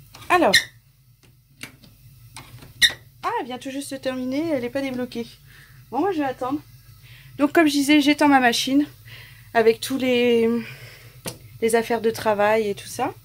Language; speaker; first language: French; native; French